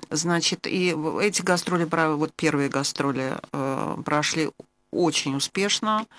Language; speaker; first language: Russian; native; Russian